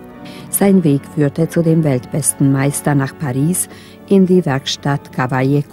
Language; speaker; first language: German; native; German